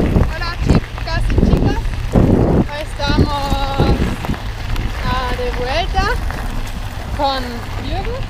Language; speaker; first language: Spanish; non-native, learner; German